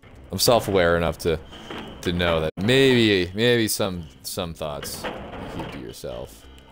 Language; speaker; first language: English; native; English